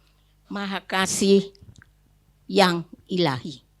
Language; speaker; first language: Indonesian; native; Indonesian